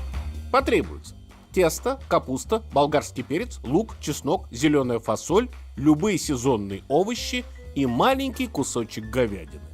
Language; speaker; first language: Russian; native; Russian